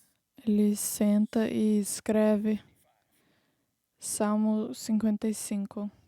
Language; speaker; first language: Portuguese; non-native, fluent; English